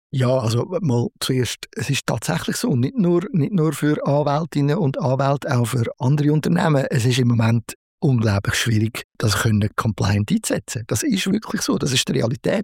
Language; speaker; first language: German; native; German